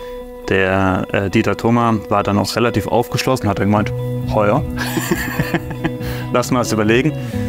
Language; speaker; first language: German; native; German